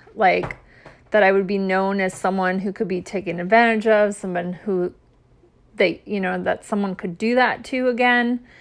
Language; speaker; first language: English; native; English